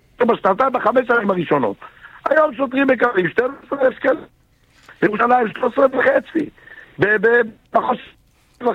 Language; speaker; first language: Hebrew; native; Hebrew